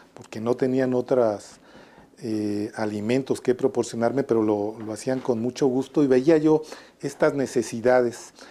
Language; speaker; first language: Spanish; native; Spanish